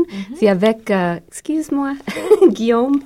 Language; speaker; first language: French; non-native, learner; English